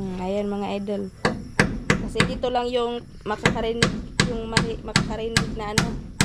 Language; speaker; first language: Filipino; native; Filipino